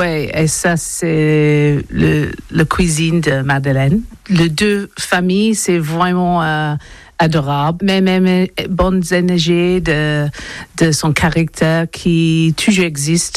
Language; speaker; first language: French; non-native, learner; English